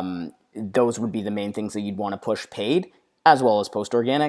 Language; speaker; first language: English; native; English